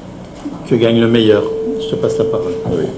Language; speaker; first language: French; native; French